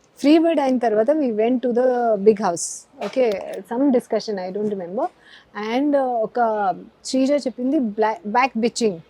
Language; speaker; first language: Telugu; non-native, local second language; Hindi